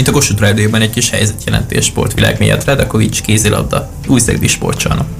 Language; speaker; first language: Hungarian; native; Hungarian